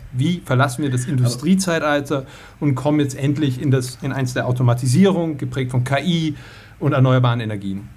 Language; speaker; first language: German; native; German